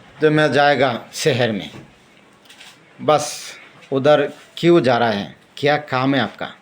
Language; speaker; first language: Hindi; non-native, learner; Bangla